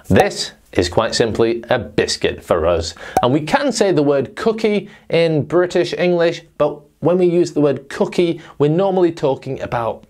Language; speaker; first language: English; native; English